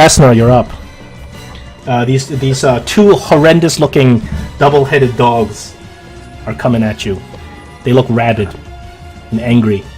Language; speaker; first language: English; native; English